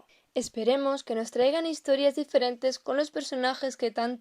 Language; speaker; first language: Spanish; native; Spanish